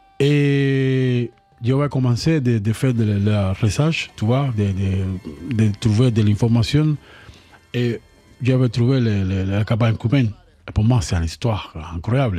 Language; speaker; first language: French; non-native, learner; Spanish